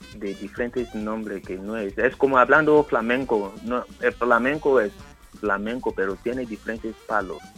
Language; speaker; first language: Spanish; non-native, learner; Yoruba